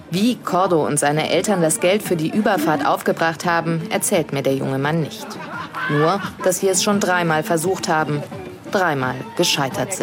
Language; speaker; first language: German; native; German